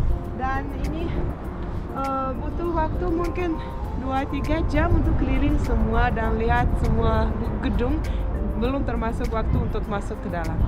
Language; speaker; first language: Indonesian; non-native, fluent; Russian